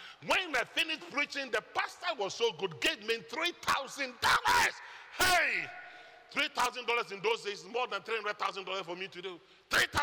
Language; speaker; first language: English; non-native, local second language; Akan